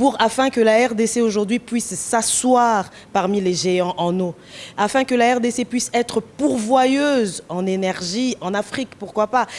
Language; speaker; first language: French; non-native, local second language; Lingala